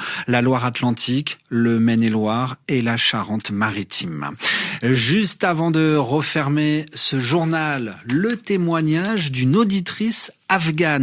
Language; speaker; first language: French; native; French